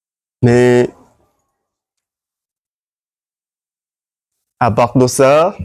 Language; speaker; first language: French; non-native, learner; Swahili